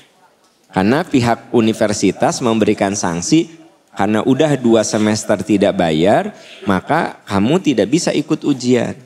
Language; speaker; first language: Indonesian; non-native, local second language; Sundanese